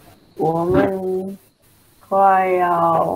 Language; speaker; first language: Chinese; non-native, learner; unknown